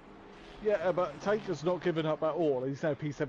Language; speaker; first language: English; native; English